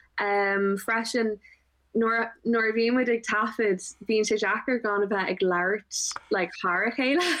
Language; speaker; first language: Irish; non-native, local second language; English